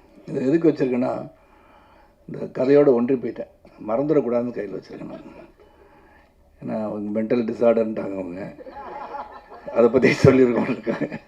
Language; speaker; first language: Tamil; native; Tamil